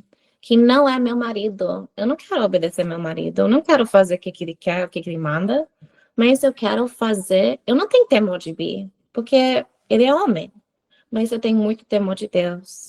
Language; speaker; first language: Portuguese; non-native, fluent; English